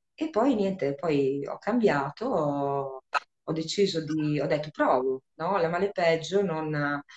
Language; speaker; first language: Italian; native; Italian